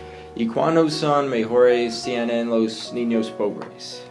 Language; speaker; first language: Spanish; non-native, learner; English